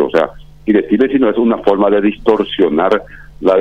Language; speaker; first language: Spanish; native; Spanish